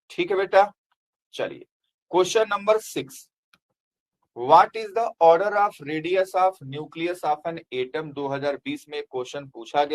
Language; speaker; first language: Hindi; native; Hindi